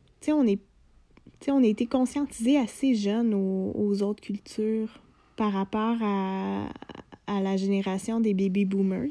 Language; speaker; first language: French; native; French